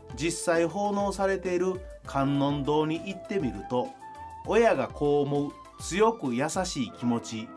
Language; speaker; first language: Japanese; native; Japanese